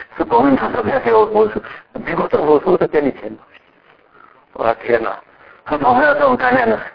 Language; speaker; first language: Chinese; native; Chinese